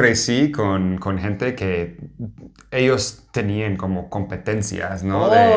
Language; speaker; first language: Spanish; non-native, fluent; English